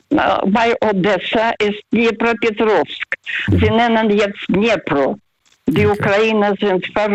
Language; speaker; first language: German; non-native, fluent; Russian